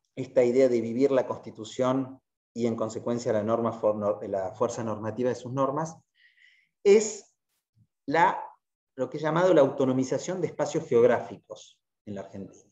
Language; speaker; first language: Spanish; native; Spanish